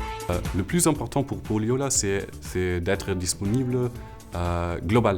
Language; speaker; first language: French; non-native, fluent; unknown